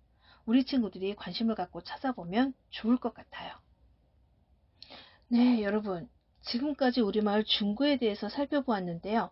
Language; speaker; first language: Korean; native; Korean